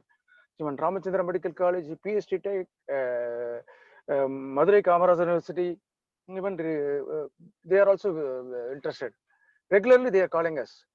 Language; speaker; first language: English; non-native, local second language; Tamil